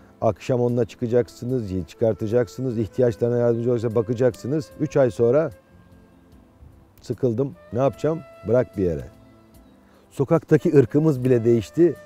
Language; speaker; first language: Turkish; native; Turkish